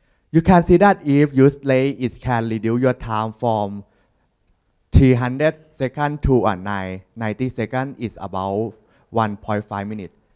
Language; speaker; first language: English; non-native, learner; Thai